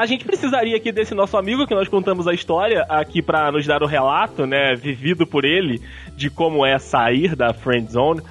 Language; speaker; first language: Portuguese; native; Portuguese